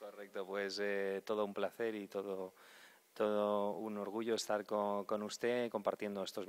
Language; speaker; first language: Spanish; native; Spanish